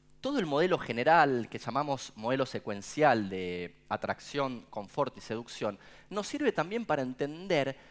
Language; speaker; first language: Spanish; native; Spanish